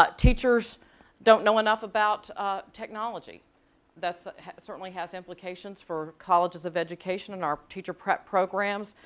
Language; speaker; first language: English; native; English